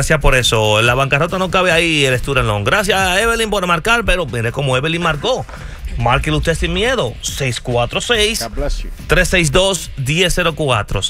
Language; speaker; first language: Spanish; native; Spanish